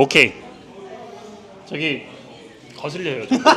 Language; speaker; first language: Korean; native; Korean